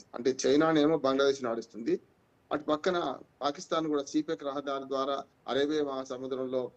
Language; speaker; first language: Telugu; native; Telugu